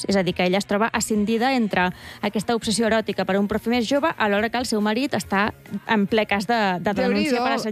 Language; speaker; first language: Catalan; native; Catalan